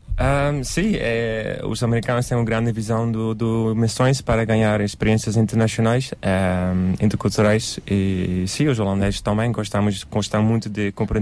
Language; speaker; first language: Portuguese; non-native, learner; Dutch